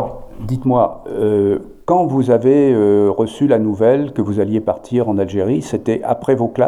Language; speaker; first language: French; native; French